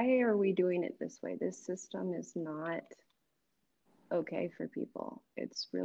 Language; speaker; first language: English; native; English